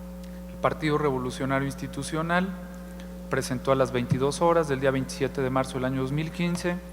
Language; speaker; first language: Spanish; native; Spanish